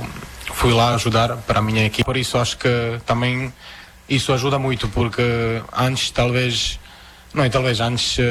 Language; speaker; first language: Portuguese; non-native, fluent; Croatian